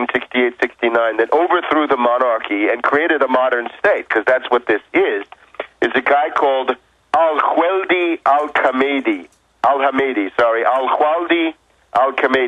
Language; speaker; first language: English; native; English